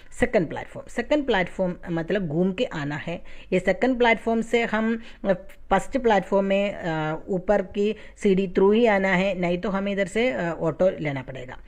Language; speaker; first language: Hindi; non-native, fluent; Tamil